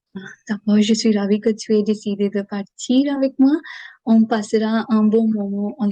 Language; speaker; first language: French; non-native, learner; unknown